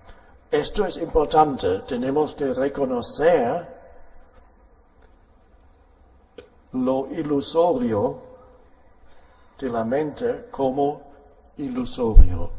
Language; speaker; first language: Spanish; non-native, fluent; German